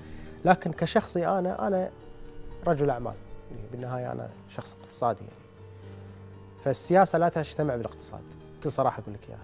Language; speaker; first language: Arabic; native; Arabic